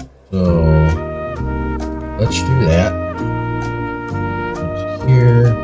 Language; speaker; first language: English; native; English